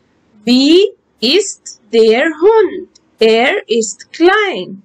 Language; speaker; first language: German; non-native, fluent; Arabic